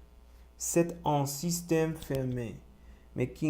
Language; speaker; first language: French; non-native, learner; Spanish